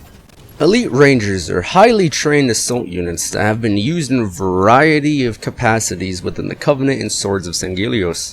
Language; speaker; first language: English; native; English